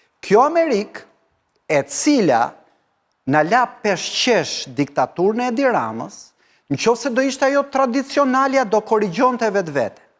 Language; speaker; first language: Albanian; native; Albanian